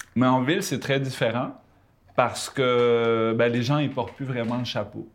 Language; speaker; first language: French; early bilingual, other home language; Spanish